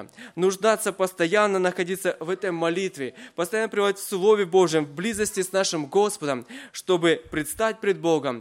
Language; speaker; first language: Russian; native; Russian